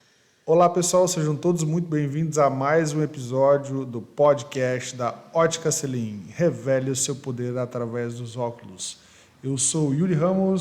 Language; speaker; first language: Portuguese; native; Portuguese